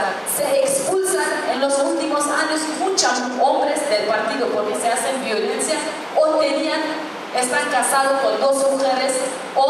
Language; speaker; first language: Spanish; non-native, fluent; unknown